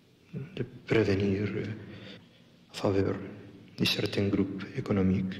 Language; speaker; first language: French; non-native, fluent; Catalan